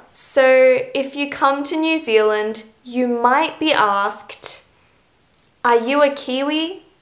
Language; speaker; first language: English; native; English